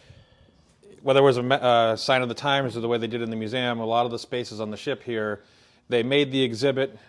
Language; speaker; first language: English; native; English